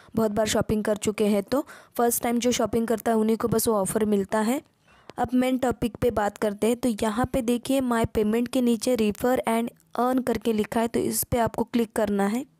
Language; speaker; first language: Hindi; non-native, local second language; Marathi